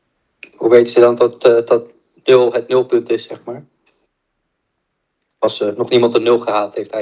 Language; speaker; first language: Dutch; native; Dutch